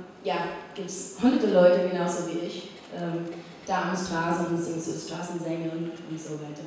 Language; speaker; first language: German; non-native, fluent; English